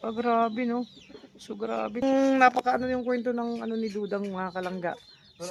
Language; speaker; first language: Filipino; native; Filipino